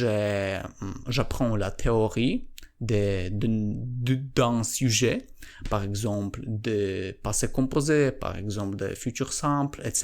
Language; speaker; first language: French; non-native, learner; Polish